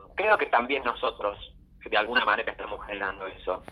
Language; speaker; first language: Spanish; native; Spanish